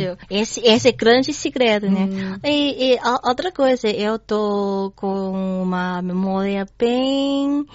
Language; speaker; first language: Portuguese; non-native, learner; Chinese